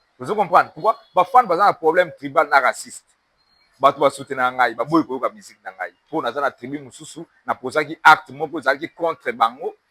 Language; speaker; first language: Lingala; native; Lingala